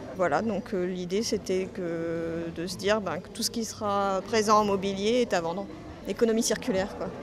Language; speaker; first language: French; native; French